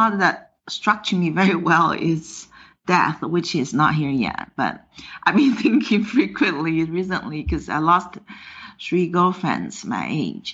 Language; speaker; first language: English; non-native, fluent; Chinese